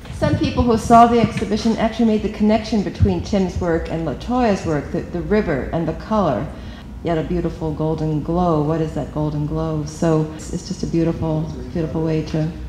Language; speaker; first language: English; native; English